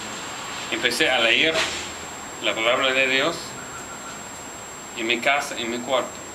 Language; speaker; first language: Spanish; non-native, learner; English